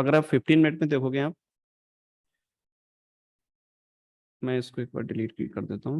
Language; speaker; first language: Hindi; native; Hindi